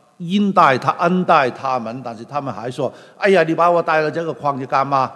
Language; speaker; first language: Chinese; non-native, local second language; Cantonese